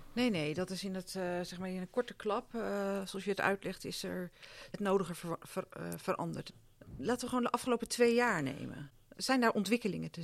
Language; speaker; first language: Dutch; native; Dutch